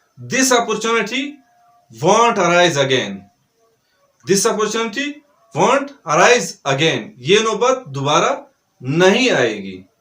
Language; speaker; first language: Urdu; non-native, local second language; Pashto